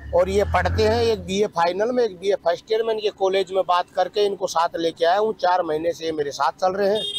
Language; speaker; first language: Hindi; native; Hindi